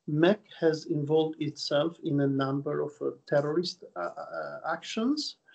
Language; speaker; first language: English; non-native, fluent; Albanian